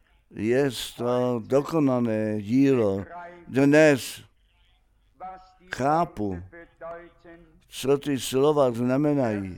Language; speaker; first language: Czech; non-native, fluent; German